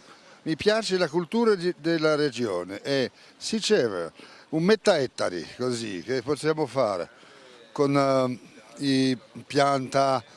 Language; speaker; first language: Italian; non-native, fluent; French